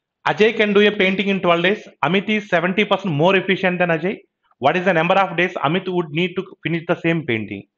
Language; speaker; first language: English; non-native, local second language; Telugu